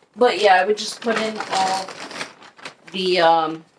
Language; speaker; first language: English; native; English